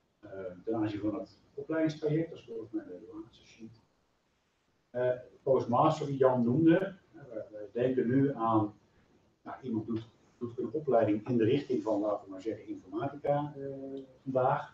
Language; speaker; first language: Dutch; native; Dutch